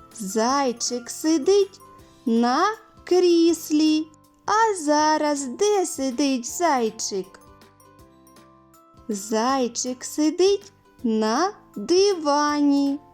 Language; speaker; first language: Ukrainian; native; Ukrainian